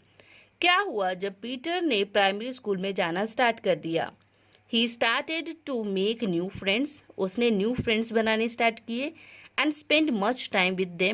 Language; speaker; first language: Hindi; native; Hindi